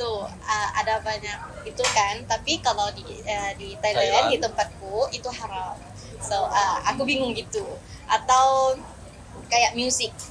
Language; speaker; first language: Indonesian; non-native, learner; Thai